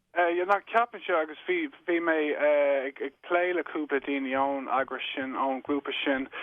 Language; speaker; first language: Irish; non-native, local second language; English